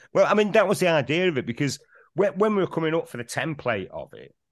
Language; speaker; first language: English; native; English